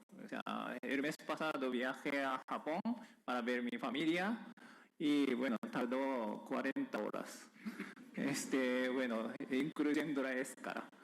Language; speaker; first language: Spanish; non-native, fluent; Japanese